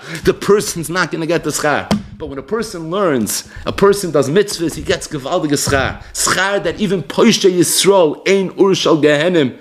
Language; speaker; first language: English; native; English